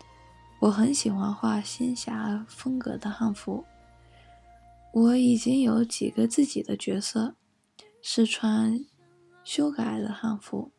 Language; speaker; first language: Chinese; early bilingual, heritage; English